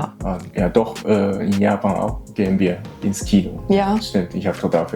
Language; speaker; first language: German; non-native, learner; Japanese